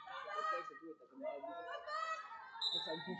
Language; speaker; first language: French; native; French